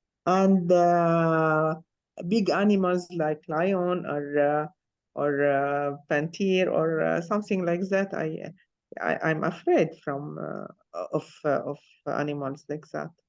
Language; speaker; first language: English; non-native, learner; Arabic